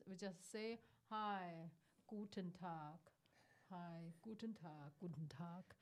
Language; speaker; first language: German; non-native, fluent; Chinese